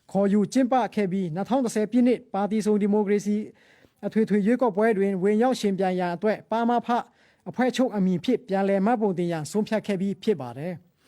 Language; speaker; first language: Burmese; non-native, local second language; Pa'o Karen